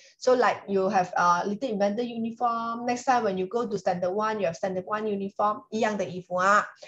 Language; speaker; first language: English; non-native, local second language; Chinese